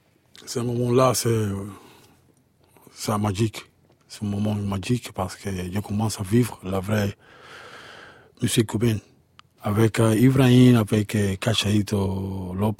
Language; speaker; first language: French; non-native, learner; Spanish